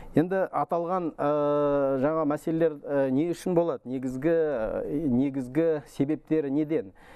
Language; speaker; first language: Kazakh; native; Kazakh